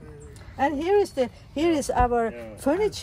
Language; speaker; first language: English; non-native, fluent; Swedish